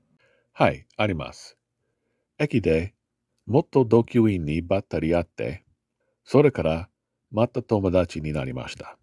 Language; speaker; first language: Japanese; non-native, learner; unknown